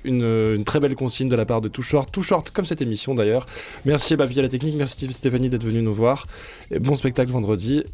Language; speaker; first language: French; native; French